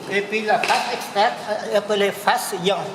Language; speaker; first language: French; native; French